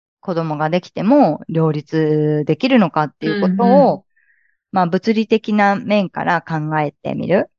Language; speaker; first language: Japanese; native; Japanese